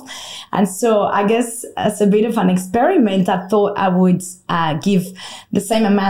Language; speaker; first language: English; non-native, fluent; Spanish